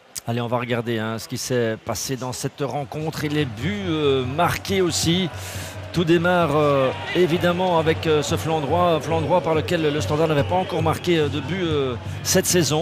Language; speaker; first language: French; native; French